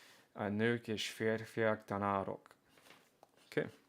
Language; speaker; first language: Hungarian; non-native, learner; English